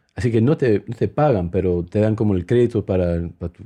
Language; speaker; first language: Spanish; early bilingual, heritage; Spanish